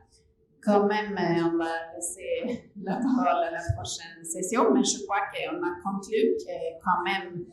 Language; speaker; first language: French; non-native, fluent; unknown